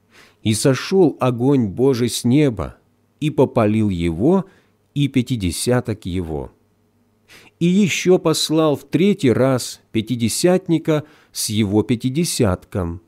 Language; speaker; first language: Russian; native; Russian